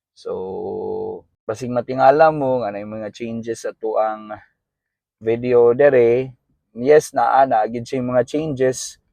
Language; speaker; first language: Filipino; non-native, local second language; Cebuano